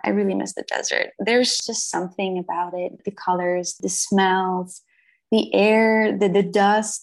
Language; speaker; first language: English; non-native, fluent; French